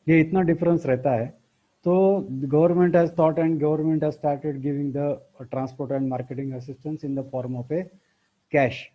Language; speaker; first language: Hindi; non-native, local second language; Marathi